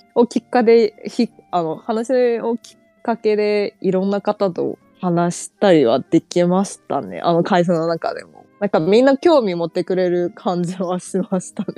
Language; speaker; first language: Japanese; non-native, fluent; Chinese